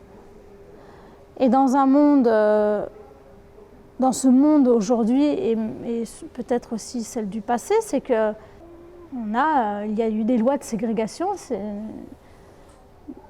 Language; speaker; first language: French; native; French